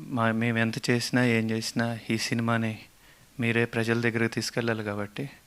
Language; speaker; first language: Telugu; native; Telugu